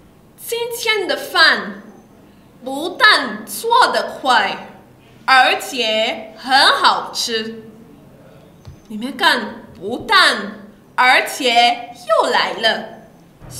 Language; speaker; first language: Chinese; non-native, fluent; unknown